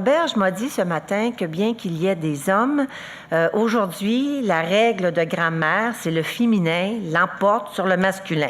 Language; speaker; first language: French; native; French